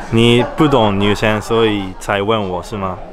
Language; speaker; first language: Chinese; non-native, learner; Japanese